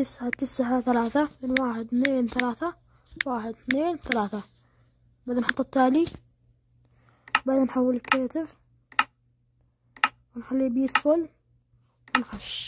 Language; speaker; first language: Arabic; native; Arabic